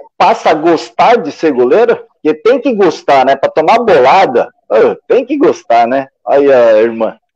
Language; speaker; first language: Portuguese; native; Portuguese